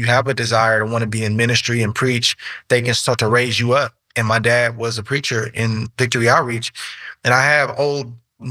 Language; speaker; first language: English; native; English